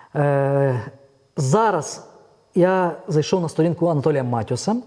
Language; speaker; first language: Ukrainian; native; Ukrainian